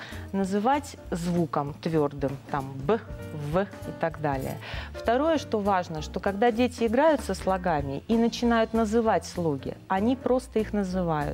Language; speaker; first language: Russian; native; Russian